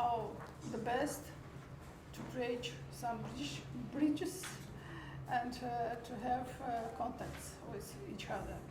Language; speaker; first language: English; non-native, learner; Armenian